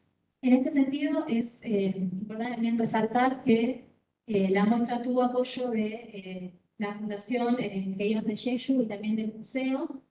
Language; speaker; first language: Spanish; native; Spanish